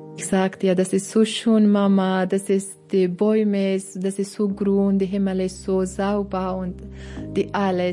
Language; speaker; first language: German; non-native, learner; Persian